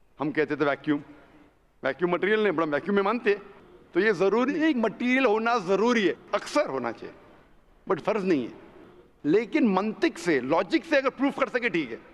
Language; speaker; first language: Hindi; non-native, local second language; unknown